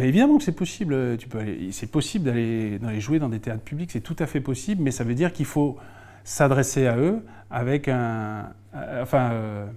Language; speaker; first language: French; native; French